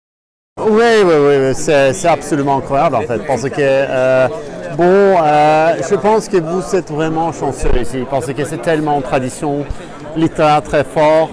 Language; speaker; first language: French; non-native, fluent; Norwegian